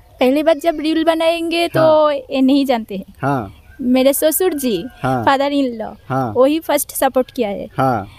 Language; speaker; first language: Hindi; non-native, local second language; Bangla